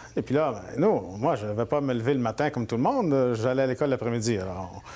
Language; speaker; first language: French; native; French